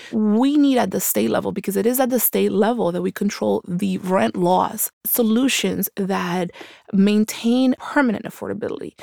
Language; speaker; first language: English; early bilingual, other home language; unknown